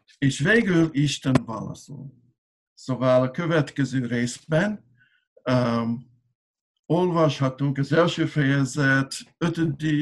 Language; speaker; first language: Hungarian; non-native, learner; English